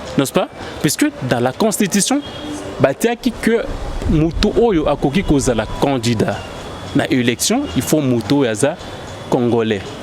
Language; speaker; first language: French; non-native, local second language; Lingala